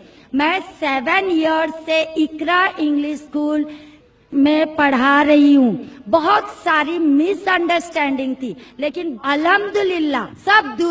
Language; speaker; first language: Hindi; non-native, local second language; Marathi